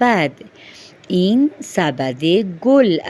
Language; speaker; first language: Persian; non-native, fluent; Urdu